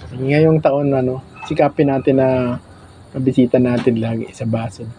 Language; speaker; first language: Filipino; native; Filipino